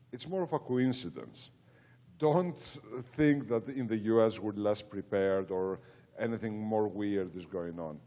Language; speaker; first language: English; non-native, fluent; Greek